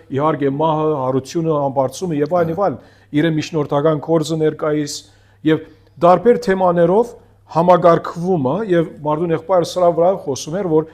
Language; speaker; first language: Armenian; early bilingual, heritage; Armenian